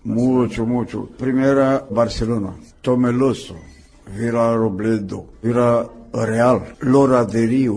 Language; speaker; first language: Spanish; non-native, learner; Romanian